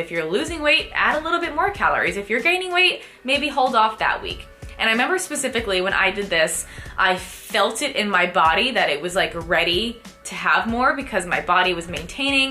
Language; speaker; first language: English; native; English